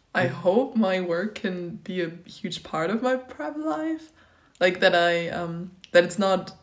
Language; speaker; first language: English; non-native, fluent; German